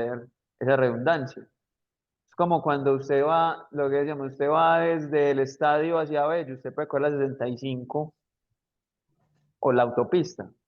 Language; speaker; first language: Spanish; native; Spanish